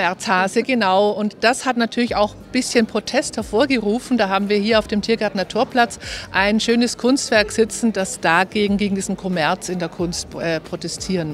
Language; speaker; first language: German; native; German